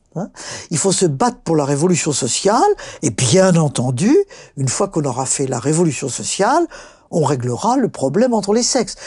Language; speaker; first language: French; native; French